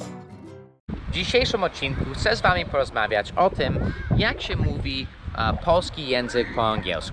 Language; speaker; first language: Polish; non-native, fluent; English